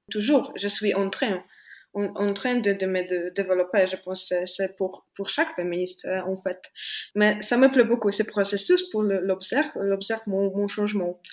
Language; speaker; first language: French; non-native, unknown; Polish